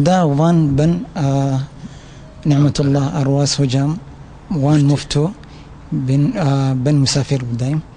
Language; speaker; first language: Turkish; non-native, learner; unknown